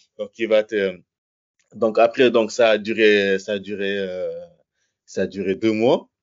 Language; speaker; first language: French; non-native, local second language; Wolof